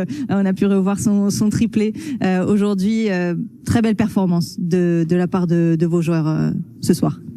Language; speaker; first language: French; native; French